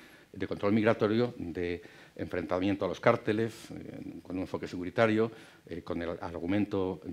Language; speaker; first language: Spanish; native; Spanish